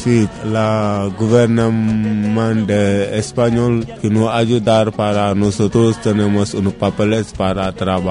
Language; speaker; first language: Spanish; non-native, learner; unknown